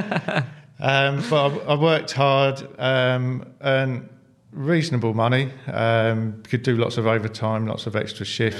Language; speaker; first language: English; native; English